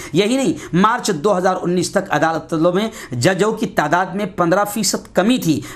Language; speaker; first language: Urdu; native; Urdu